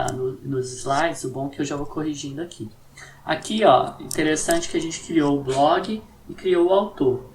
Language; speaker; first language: Portuguese; native; Portuguese